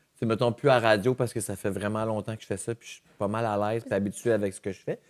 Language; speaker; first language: French; native; French